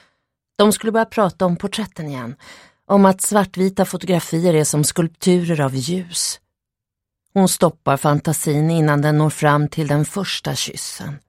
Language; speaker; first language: Swedish; native; Swedish